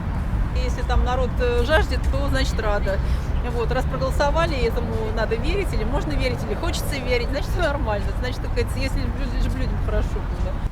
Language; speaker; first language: Russian; native; Russian